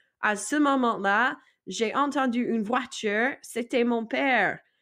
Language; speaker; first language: French; non-native, fluent; English